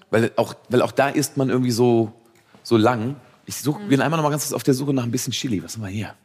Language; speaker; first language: German; native; German